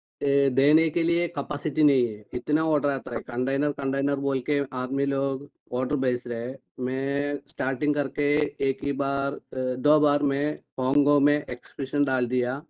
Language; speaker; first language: Hindi; non-native, local second language; Malayalam